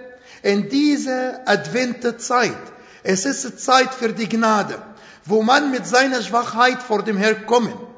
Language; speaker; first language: German; non-native, fluent; Arabic